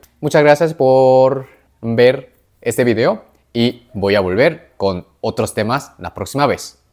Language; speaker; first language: Spanish; non-native, fluent; Korean